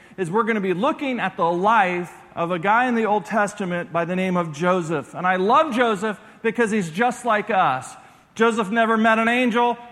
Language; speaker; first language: English; native; English